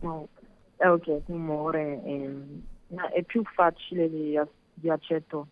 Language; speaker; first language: Italian; non-native, learner; French